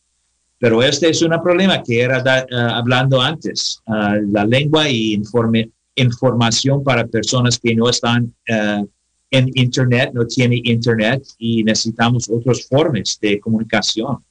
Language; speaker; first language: Spanish; non-native, learner; English